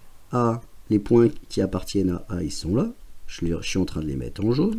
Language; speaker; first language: French; native; French